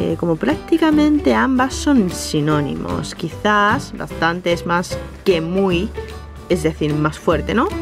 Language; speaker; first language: Spanish; non-native, fluent; Japanese